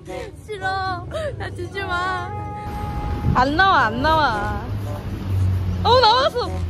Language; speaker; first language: Korean; non-native, fluent; Cantonese